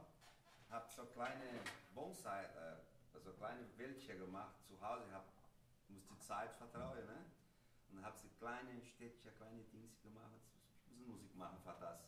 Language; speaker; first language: German; non-native, learner; Portuguese